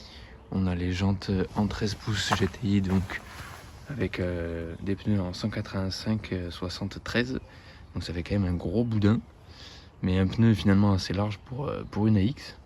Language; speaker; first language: French; native; French